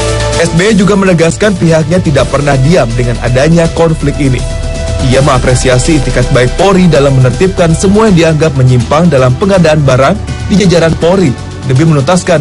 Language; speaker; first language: Indonesian; native; Indonesian